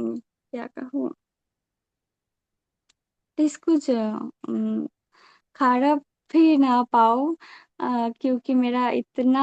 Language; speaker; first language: Hindi; non-native, local second language; Bangla